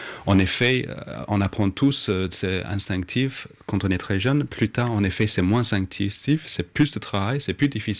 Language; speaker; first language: French; non-native, fluent; English